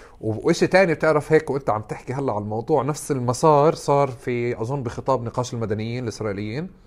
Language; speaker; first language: Arabic; native; Arabic